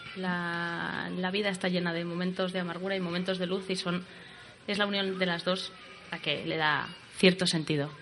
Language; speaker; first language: Spanish; native; Spanish